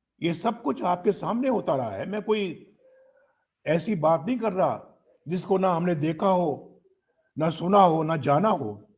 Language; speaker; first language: Urdu; non-native, local second language; Punjabi